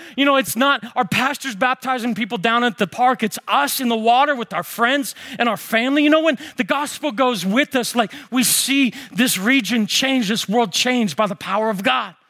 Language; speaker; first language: English; native; English